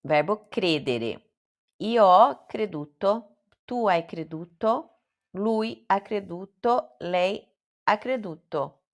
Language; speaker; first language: Italian; non-native, fluent; Portuguese